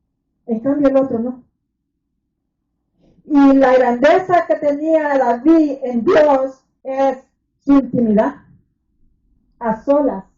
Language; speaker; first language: Spanish; native; Spanish